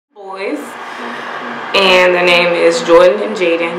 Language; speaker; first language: English; native; English